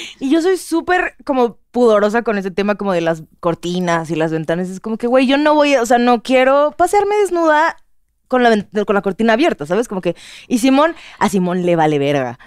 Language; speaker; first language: Spanish; native; Spanish